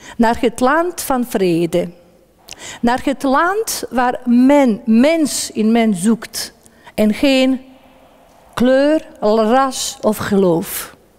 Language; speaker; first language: Dutch; non-native, fluent; Bosnian